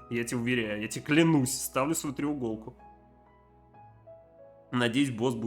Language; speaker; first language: Russian; native; Russian